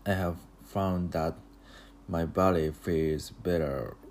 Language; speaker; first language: English; non-native, learner; Japanese